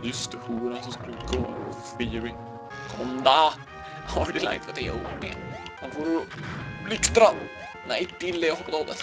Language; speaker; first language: Swedish; native; Swedish